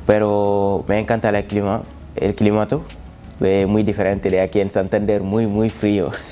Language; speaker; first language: Spanish; non-native, learner; Wolof